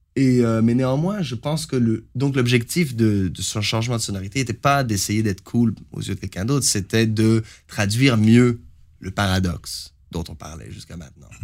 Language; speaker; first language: French; native; French